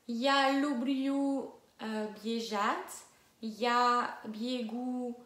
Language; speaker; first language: Russian; non-native, learner; French